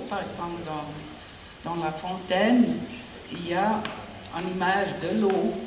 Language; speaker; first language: French; non-native, fluent; German